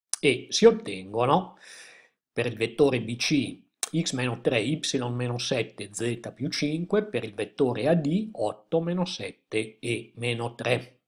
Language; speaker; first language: Italian; native; Italian